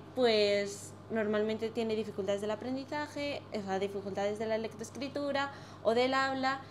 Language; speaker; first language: Spanish; native; Spanish